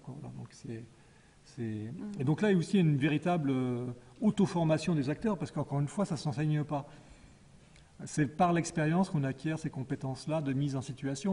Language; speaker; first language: French; native; French